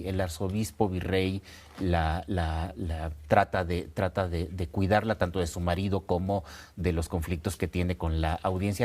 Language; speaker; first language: Spanish; native; Spanish